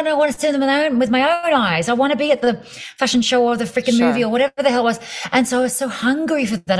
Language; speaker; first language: English; native; English